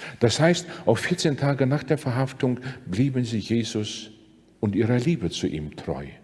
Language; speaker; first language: German; non-native, fluent; Latvian